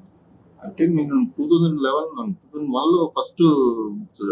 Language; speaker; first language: Telugu; native; Telugu